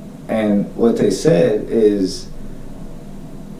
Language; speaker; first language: English; native; English